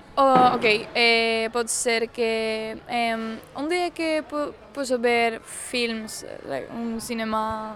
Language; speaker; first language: Portuguese; non-native, learner; Spanish